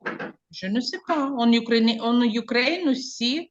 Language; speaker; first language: French; non-native, learner; Ukrainian